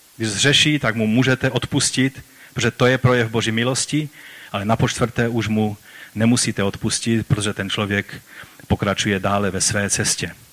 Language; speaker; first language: Czech; native; Czech